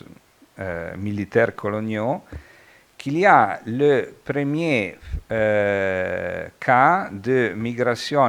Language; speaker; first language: French; non-native, fluent; Italian